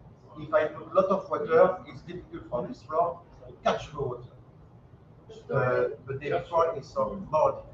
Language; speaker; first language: English; non-native, learner; French